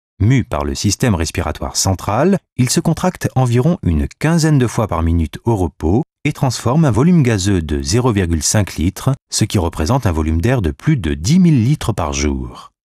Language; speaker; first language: French; native; French